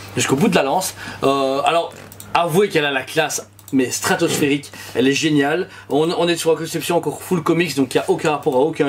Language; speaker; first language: French; native; French